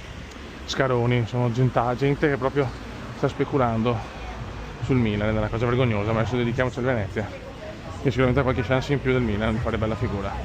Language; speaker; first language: Italian; native; Italian